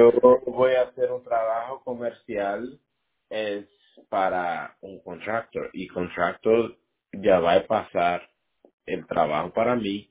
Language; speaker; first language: Spanish; non-native, learner; Portuguese